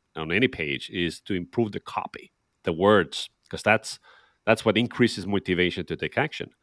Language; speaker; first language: English; non-native, fluent; Estonian